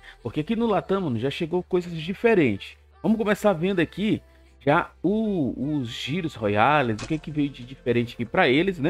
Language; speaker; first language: Portuguese; native; Portuguese